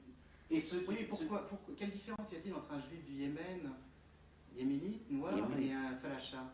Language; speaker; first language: French; native; French